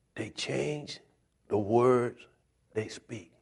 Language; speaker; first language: English; native; English